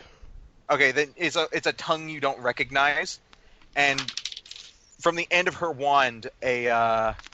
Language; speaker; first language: English; native; English